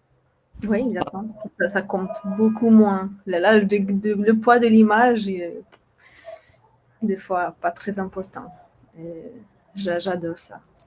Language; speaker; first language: French; non-native, fluent; Romanian